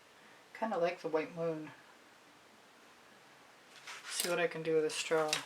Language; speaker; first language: English; native; English